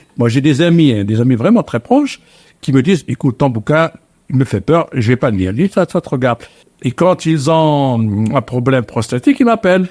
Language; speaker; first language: French; non-native, local second language; Arabic